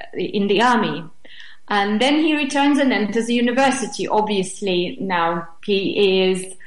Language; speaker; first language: English; non-native, fluent; Russian